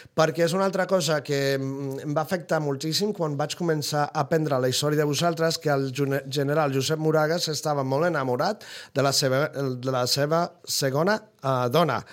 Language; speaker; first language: Catalan; non-native, fluent; Spanish